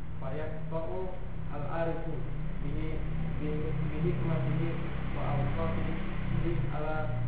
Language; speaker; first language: Arabic; non-native, fluent; Indonesian